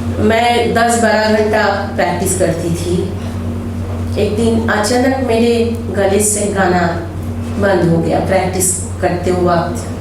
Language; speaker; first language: Hindi; non-native, local second language; Bangla